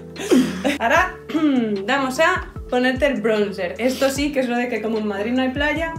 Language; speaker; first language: Spanish; native; Spanish